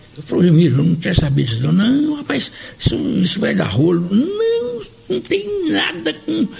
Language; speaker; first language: Portuguese; native; Portuguese